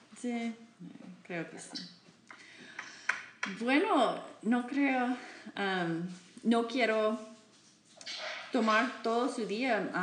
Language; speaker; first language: Spanish; non-native, learner; English